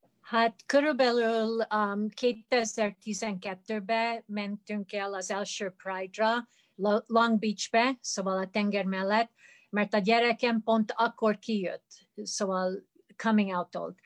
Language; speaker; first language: Hungarian; early bilingual, heritage; Hungarian